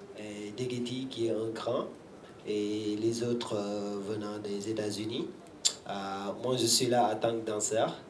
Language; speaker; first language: French; non-native, local second language; Wolof